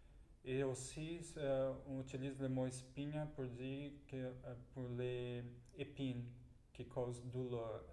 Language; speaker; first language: French; non-native, fluent; Portuguese